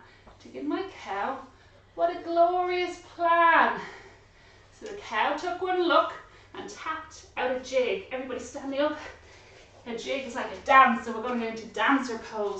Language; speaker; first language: English; native; English